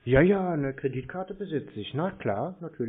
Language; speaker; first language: German; native; German